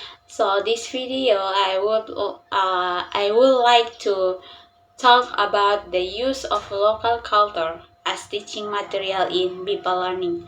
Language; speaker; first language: English; non-native, learner; Indonesian